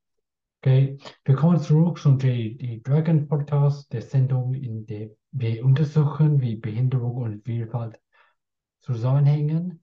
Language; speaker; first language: German; non-native, learner; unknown